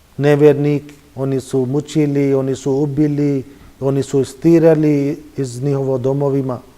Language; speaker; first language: Bosnian; non-native, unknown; Urdu